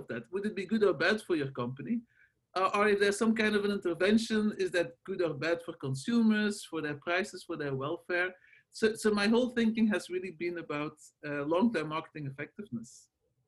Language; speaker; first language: English; non-native, fluent; Dutch